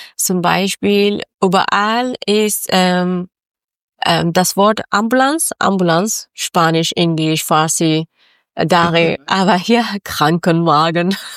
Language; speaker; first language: German; non-native, learner; Persian